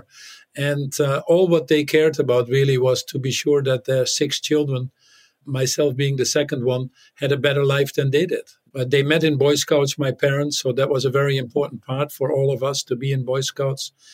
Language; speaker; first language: English; non-native, fluent; Dutch